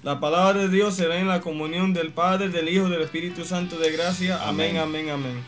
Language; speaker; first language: Spanish; native; Spanish